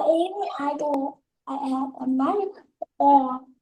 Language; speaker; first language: English; non-native, learner; Vietnamese